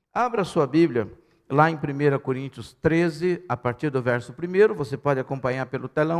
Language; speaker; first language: Portuguese; native; Portuguese